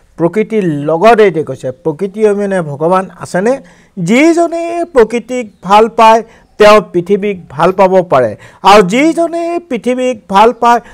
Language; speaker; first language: Assamese; non-native, local second language; Mising